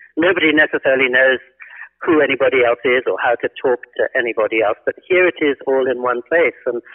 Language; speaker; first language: English; native; English